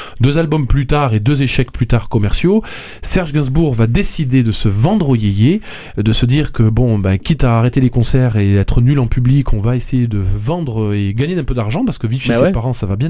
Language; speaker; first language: French; native; French